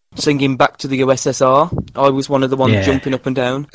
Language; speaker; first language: English; native; English